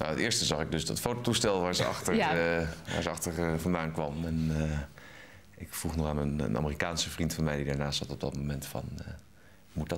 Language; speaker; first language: Dutch; native; Dutch